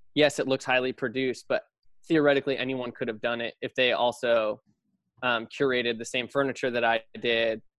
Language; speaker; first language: English; native; English